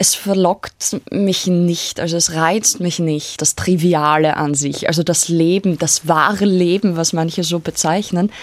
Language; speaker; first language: German; native; German